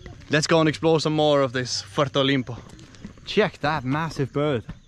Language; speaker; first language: English; non-native, fluent; Danish